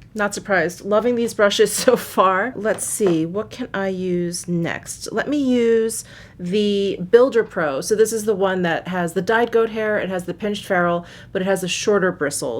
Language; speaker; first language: English; native; English